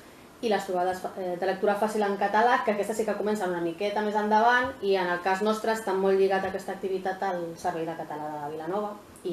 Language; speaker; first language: Catalan; native; Catalan